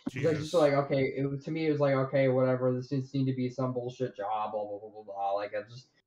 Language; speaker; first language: English; native; English